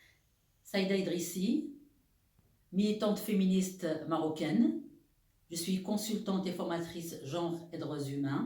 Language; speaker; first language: French; non-native, local second language; Arabic